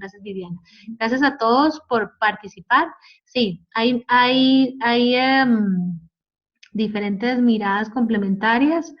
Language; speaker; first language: Spanish; native; Spanish